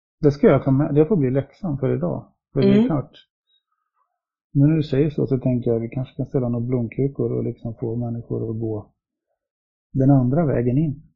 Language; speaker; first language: Swedish; native; Swedish